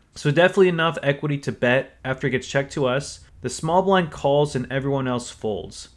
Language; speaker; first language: English; native; English